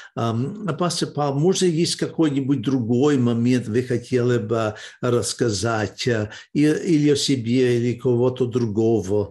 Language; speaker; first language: Russian; early bilingual, heritage; Russian